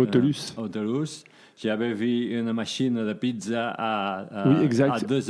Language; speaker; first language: French; non-native, learner; Spanish